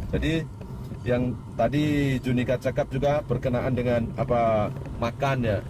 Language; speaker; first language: Malay; non-native, local second language; Javanese